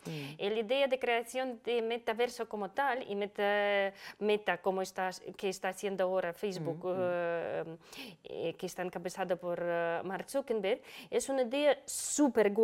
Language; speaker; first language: Spanish; non-native, fluent; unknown